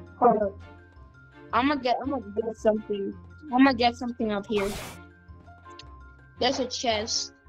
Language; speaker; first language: English; native; English